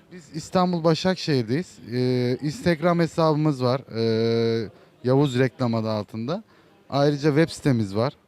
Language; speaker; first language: Turkish; native; Turkish